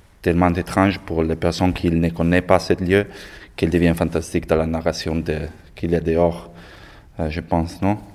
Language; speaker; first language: French; non-native, learner; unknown